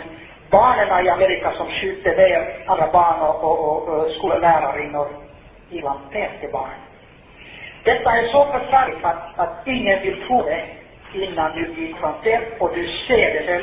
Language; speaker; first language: Swedish; non-native, fluent; Finnish